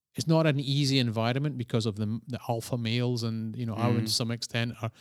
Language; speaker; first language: English; native; English